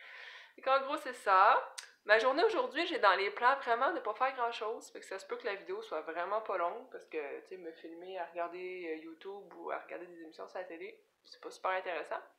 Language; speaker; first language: French; native; French